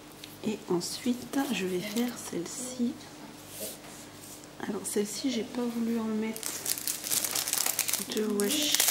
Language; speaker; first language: French; native; French